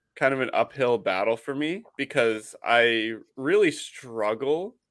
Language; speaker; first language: English; native; English